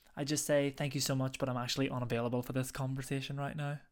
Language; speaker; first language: English; native; English